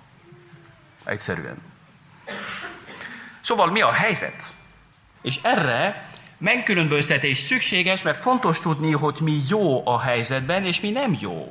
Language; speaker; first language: Hungarian; non-native, fluent; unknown